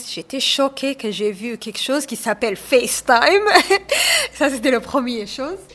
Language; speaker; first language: French; non-native, fluent; Arabic